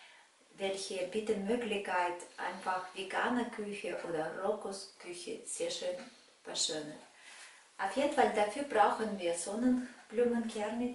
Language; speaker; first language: German; non-native, fluent; Russian